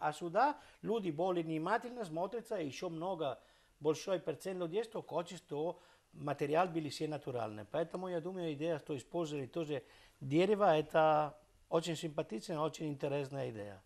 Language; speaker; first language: Russian; non-native, learner; Italian